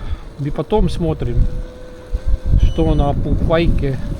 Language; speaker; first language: Russian; non-native, local second language; Estonian